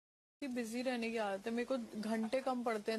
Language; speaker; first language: Hindi; native; Hindi